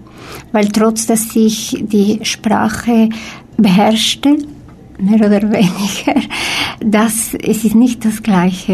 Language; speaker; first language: German; non-native, fluent; Spanish